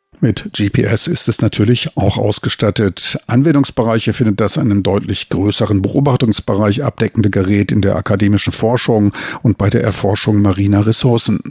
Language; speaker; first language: German; native; German